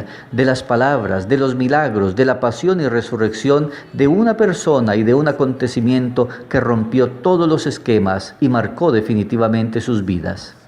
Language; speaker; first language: Spanish; native; Spanish